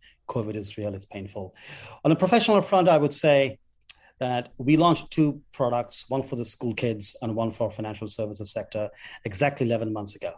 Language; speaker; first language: English; non-native, local second language; Bangla